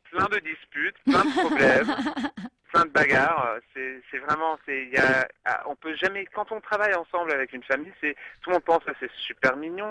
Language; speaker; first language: French; early bilingual, other home language; English